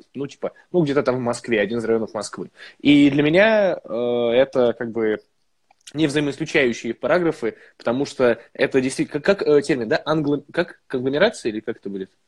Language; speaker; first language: Russian; native; Russian